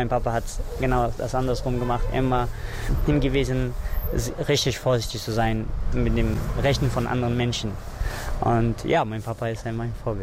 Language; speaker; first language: German; non-native, fluent; Persian